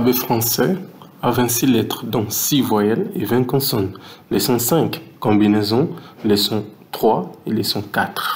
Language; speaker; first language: French; non-native, local second language; Lingala